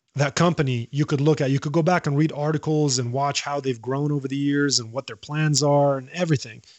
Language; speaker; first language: English; non-native, fluent; Arabic